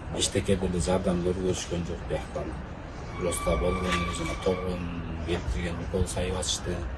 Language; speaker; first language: Kyrgyz; native; Kyrgyz